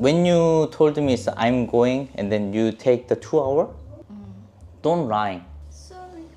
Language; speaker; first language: English; non-native, learner; Korean